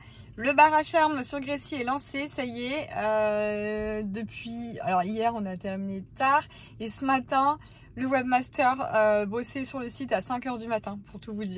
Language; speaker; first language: French; native; French